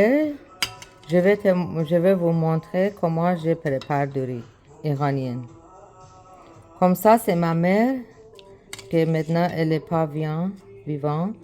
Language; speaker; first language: French; non-native, learner; Persian